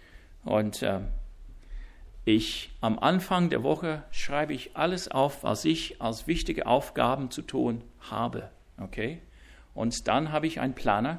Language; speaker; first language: German; non-native, fluent; English